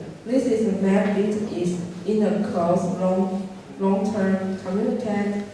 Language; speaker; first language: English; non-native, learner; Chinese